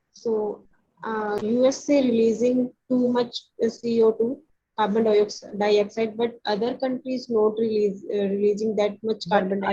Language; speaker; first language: English; non-native, learner; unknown